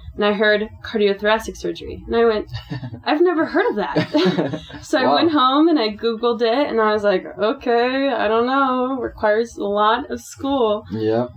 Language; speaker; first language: English; native; English